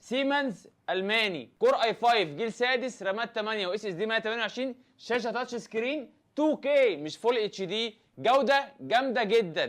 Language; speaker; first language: Arabic; native; Arabic